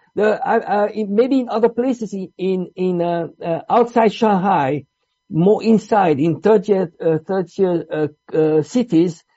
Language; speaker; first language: English; non-native, fluent; Italian